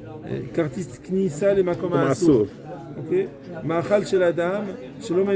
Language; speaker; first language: Hebrew; non-native, fluent; French